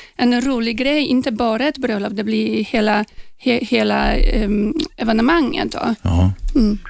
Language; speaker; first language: Swedish; non-native, fluent; Polish